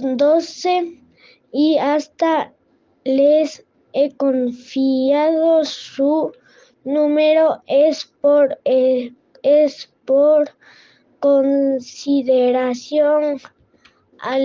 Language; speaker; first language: Spanish; non-native, learner; French